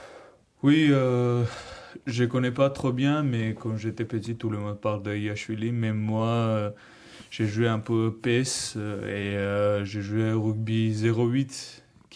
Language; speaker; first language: French; non-native, learner; Georgian